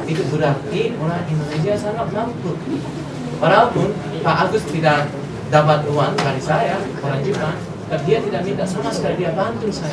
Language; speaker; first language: Indonesian; non-native, fluent; Japanese